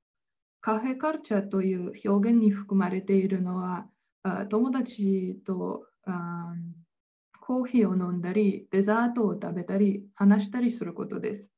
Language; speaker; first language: Japanese; non-native, fluent; Slovenian